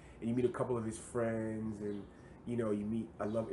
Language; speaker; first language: English; native; English